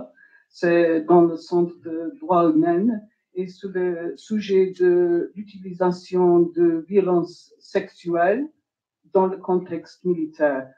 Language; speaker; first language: French; non-native, fluent; English